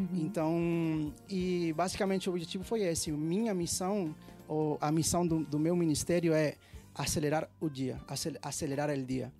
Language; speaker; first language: Portuguese; non-native, fluent; Spanish